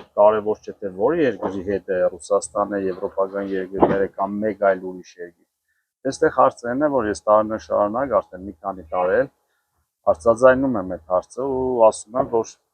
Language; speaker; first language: Armenian; native; Armenian